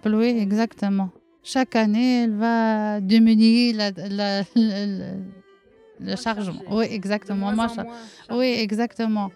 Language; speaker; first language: French; non-native, learner; Arabic